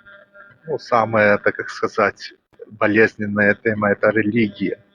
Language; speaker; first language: Russian; non-native, fluent; Georgian